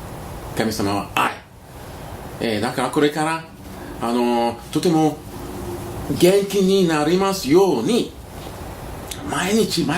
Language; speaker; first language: Japanese; non-native, learner; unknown